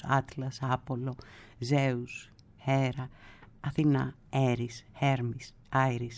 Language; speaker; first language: Greek; native; Greek